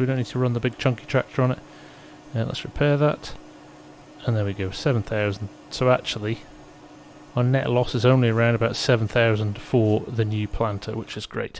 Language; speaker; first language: English; native; English